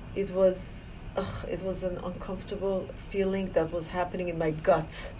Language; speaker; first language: English; non-native, fluent; Persian